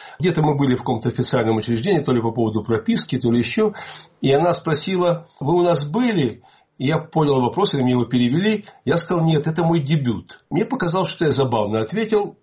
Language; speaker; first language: Russian; native; Russian